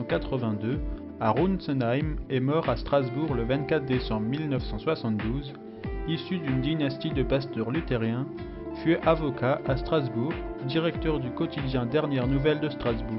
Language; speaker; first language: French; native; French